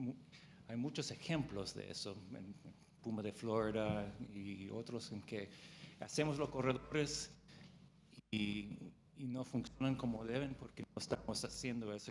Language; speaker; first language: Spanish; non-native, fluent; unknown